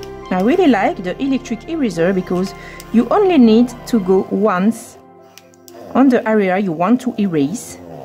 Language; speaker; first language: English; non-native, fluent; French